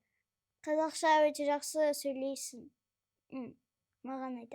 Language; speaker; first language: Kazakh; non-native, local second language; Russian